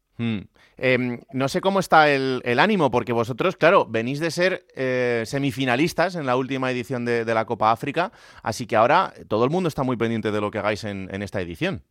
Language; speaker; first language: Spanish; native; Spanish